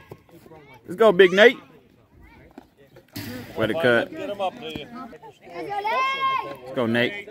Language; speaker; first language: English; native; English